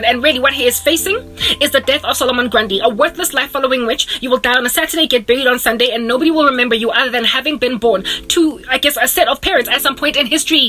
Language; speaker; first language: English; non-native, local second language; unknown